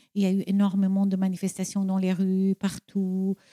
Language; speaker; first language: French; non-native, fluent; Persian